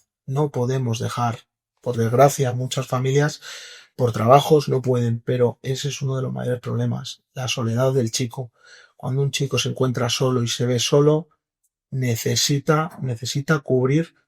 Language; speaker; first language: Spanish; native; Spanish